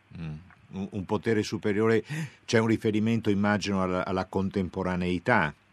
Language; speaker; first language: Italian; native; Italian